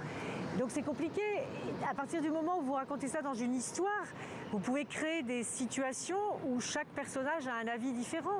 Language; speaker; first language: French; native; French